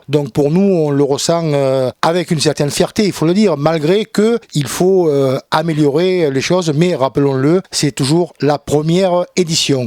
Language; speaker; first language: French; native; French